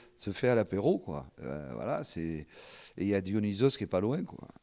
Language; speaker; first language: French; non-native, local second language; Occitan